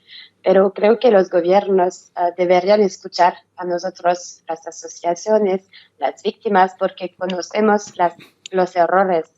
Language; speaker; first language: Spanish; non-native, learner; French